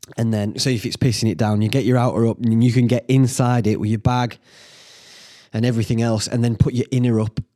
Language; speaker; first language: English; native; English